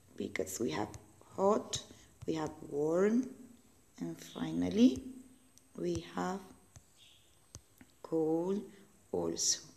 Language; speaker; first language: English; non-native, learner; Spanish